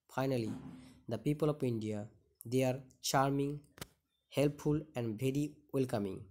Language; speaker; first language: English; non-native, local second language; Bangla